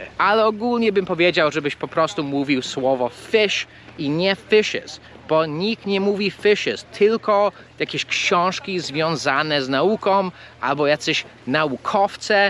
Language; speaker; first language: Polish; non-native, fluent; English